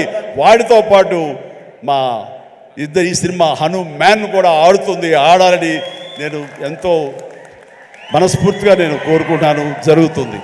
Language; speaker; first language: Telugu; native; Telugu